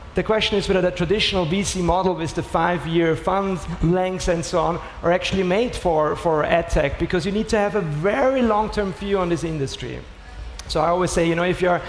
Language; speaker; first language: English; non-native, fluent; German